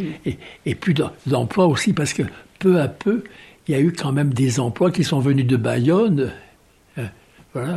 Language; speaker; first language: French; native; French